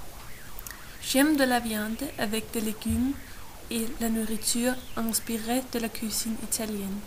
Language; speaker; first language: French; non-native, learner; Danish